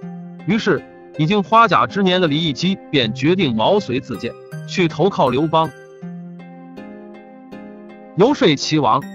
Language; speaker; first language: Chinese; native; Chinese